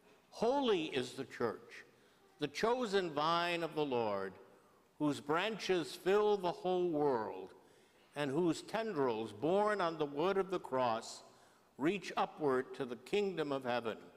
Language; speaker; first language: English; native; English